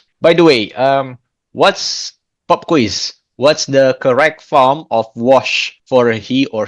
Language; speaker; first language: English; non-native, fluent; Indonesian